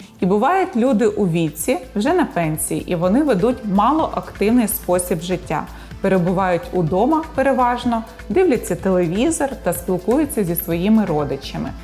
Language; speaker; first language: Ukrainian; native; Ukrainian